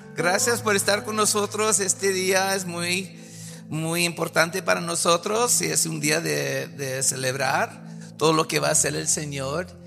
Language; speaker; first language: Spanish; early bilingual, heritage; Spanish